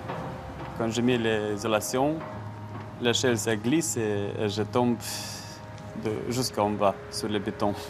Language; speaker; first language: French; non-native, learner; Ukrainian